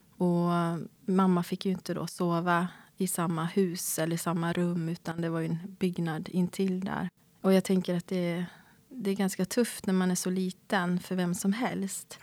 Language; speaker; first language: Swedish; native; Swedish